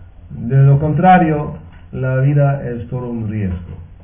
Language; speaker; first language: Spanish; native; Spanish